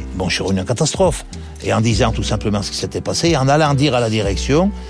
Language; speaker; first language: French; native; French